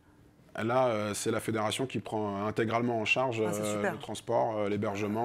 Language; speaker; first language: French; native; French